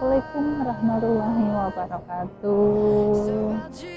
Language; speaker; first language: Indonesian; non-native, local second language; Javanese